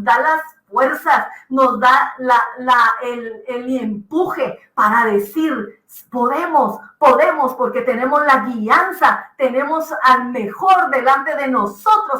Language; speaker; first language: Spanish; native; Spanish